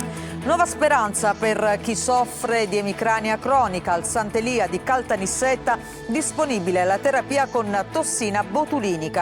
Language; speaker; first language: Italian; native; Italian